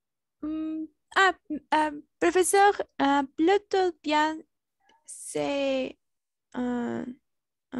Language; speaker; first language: French; non-native, learner; Spanish